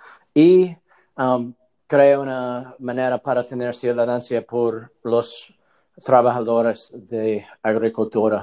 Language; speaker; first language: Spanish; non-native, learner; English